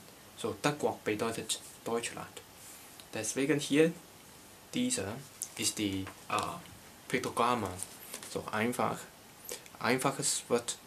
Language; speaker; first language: German; non-native, learner; Cantonese